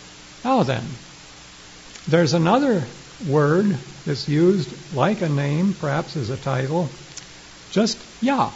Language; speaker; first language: English; native; English